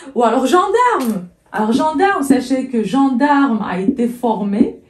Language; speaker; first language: French; non-native, local second language; Arabic